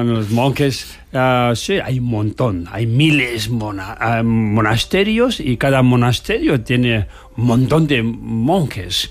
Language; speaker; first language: Spanish; non-native, learner; Tibetan